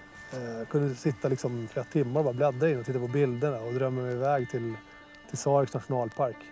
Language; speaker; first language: Swedish; native; Swedish